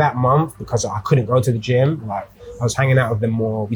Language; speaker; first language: English; native; English